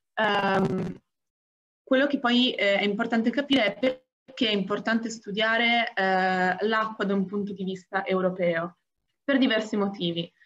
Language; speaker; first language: Italian; native; Italian